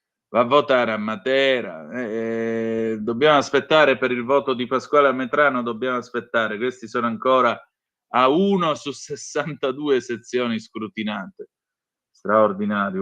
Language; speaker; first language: Italian; native; Italian